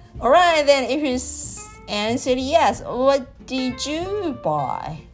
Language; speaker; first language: English; non-native, learner; Japanese